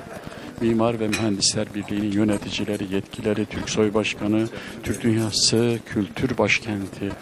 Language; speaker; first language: Turkish; native; Turkish